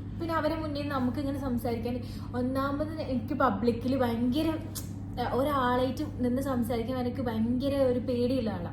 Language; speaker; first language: Malayalam; native; Malayalam